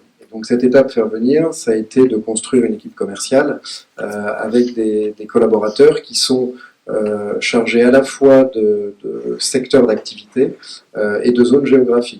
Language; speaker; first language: French; native; French